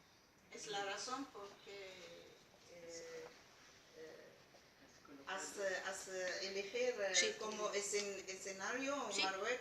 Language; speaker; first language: Spanish; non-native, learner; Arabic